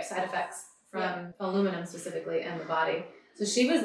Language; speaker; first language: English; native; English